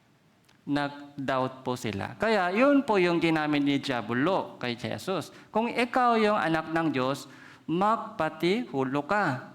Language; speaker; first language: Filipino; non-native, fluent; Korean